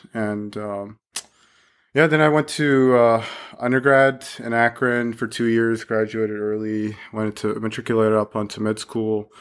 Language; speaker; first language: English; early bilingual, other home language; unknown